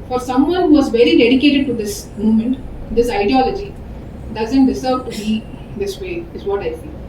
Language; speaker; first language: English; non-native, local second language; Tamil